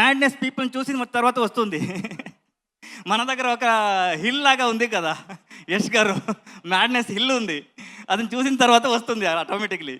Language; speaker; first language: Telugu; non-native, learner; Kannada